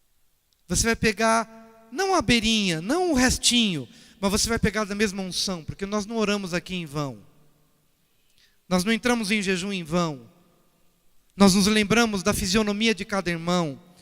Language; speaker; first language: Portuguese; native; Portuguese